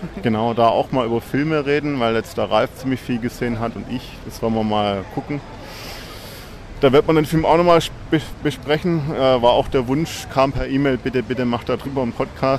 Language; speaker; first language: German; native; German